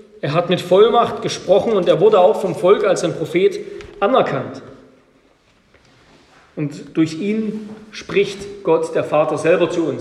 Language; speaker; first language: German; native; German